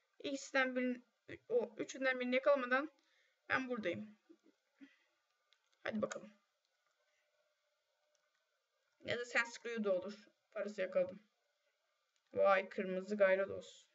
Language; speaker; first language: Turkish; native; Turkish